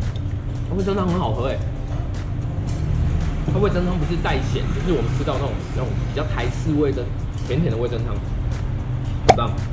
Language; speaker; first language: Chinese; native; Chinese